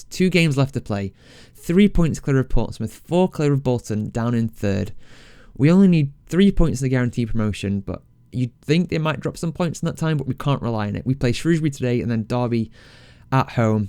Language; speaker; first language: English; native; English